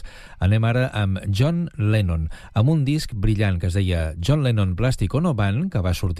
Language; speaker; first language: Catalan; native; Catalan